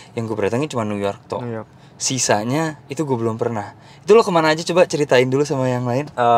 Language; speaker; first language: Indonesian; native; Indonesian